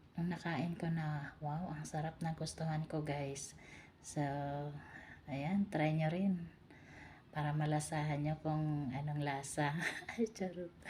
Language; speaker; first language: Filipino; native; Filipino